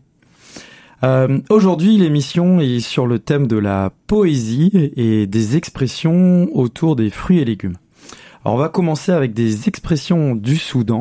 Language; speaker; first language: French; native; French